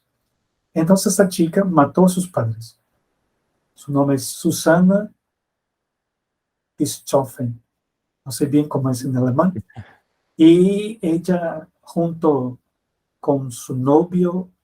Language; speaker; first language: Spanish; non-native, fluent; Portuguese